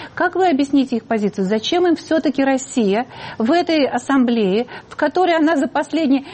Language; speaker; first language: Russian; native; Russian